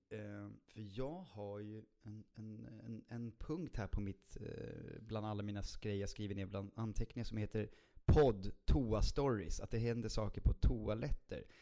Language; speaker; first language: Swedish; native; Swedish